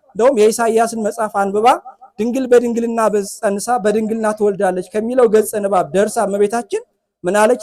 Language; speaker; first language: Amharic; native; Amharic